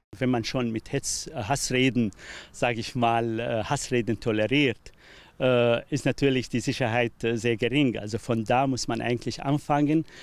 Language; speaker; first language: German; non-native, fluent; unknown